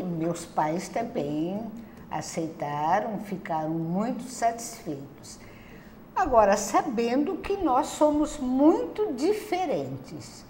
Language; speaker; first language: Portuguese; non-native, local second language; German